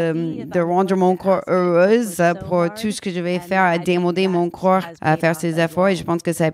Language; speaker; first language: French; non-native, learner; English